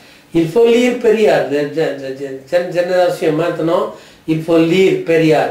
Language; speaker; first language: French; non-native, learner; Tamil